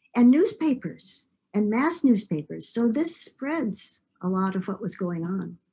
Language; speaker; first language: English; native; English